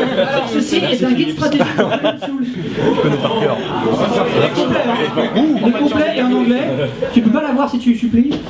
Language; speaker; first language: French; native; French